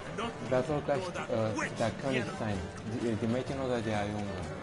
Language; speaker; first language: German; non-native, fluent; Romanian